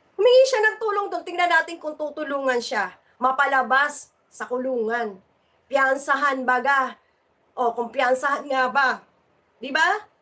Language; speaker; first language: Filipino; native; Filipino